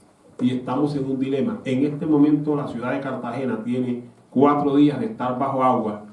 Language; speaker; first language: Spanish; native; Spanish